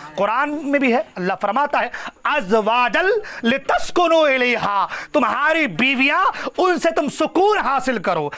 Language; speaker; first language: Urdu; non-native, local second language; Assamese